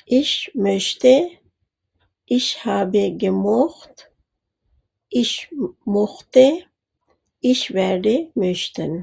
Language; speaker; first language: German; non-native, fluent; Urdu